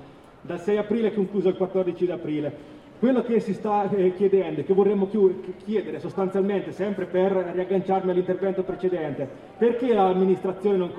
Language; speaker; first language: Italian; native; Italian